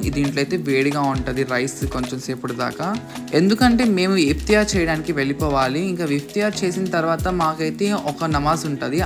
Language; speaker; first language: Telugu; non-native, local second language; Urdu